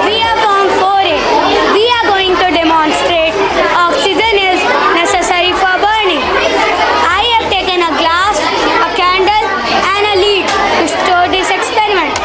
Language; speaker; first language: English; non-native, learner; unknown